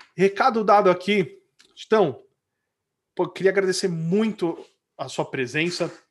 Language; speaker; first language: Portuguese; native; Portuguese